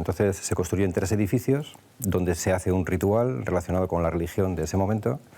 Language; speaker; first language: Spanish; native; Spanish